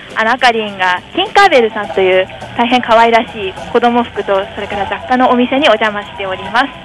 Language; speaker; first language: Japanese; native; Japanese